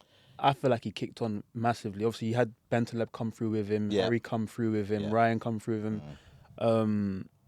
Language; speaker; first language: English; native; English